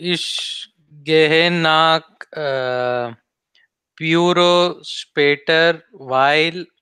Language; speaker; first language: German; non-native, learner; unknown